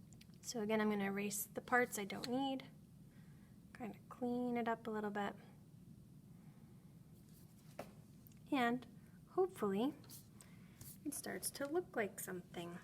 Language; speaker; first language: English; native; English